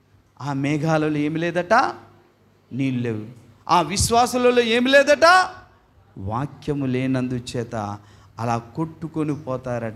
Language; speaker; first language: Telugu; native; Telugu